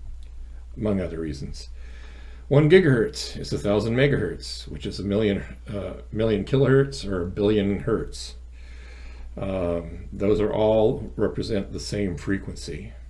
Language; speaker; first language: English; native; English